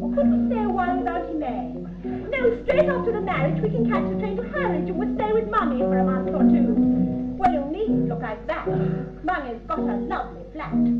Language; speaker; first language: English; native; English